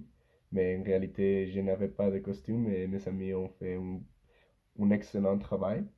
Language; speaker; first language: French; non-native, learner; Spanish